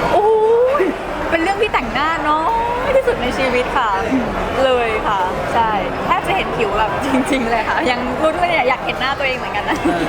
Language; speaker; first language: Thai; native; Thai